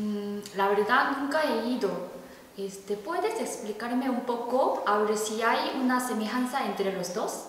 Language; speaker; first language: Spanish; non-native, fluent; Korean